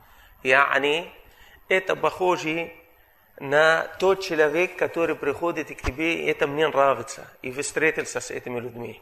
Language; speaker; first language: Russian; non-native, fluent; Arabic